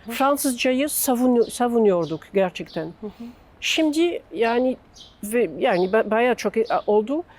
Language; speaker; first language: Turkish; non-native, fluent; French